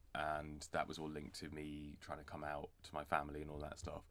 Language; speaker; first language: English; native; English